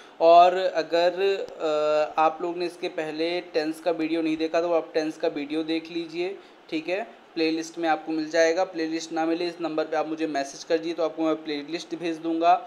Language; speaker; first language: Hindi; native; Hindi